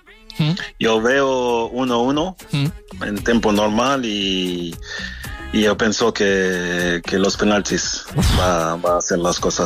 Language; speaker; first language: Spanish; non-native, fluent; French